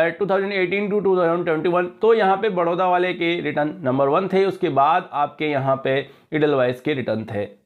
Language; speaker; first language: Hindi; native; Hindi